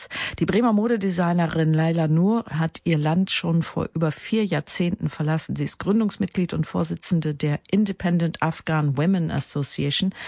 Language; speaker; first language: German; native; German